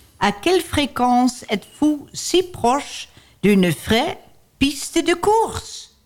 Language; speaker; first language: French; non-native, learner; Dutch